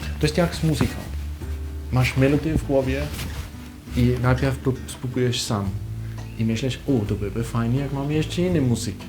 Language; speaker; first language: Polish; non-native, fluent; German